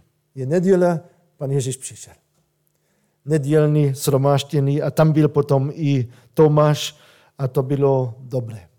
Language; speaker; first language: Czech; non-native, fluent; German